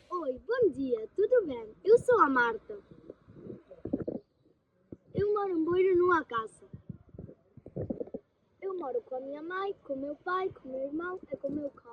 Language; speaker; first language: Portuguese; non-native, learner; Galician